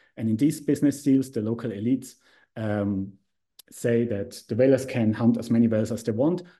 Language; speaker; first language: English; non-native, fluent; Swiss German